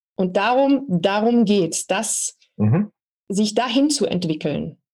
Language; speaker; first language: German; native; German